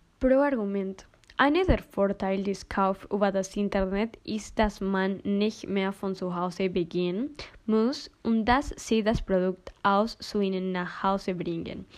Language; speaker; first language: German; non-native, learner; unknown